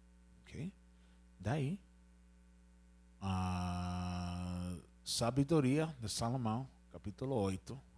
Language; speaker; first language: Portuguese; non-native, learner; Spanish